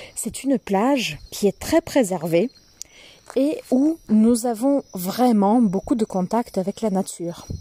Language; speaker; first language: French; non-native, fluent; Portuguese